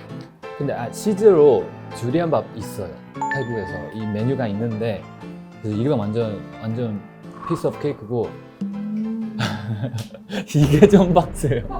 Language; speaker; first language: Korean; non-native, fluent; Chinese